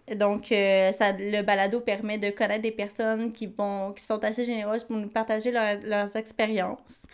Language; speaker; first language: French; native; French